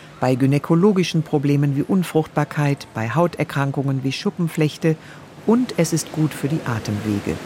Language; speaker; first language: German; native; German